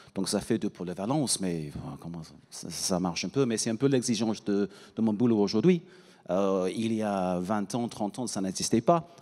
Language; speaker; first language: French; non-native, fluent; English